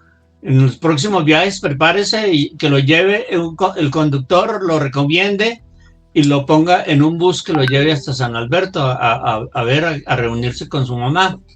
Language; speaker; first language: Spanish; native; Spanish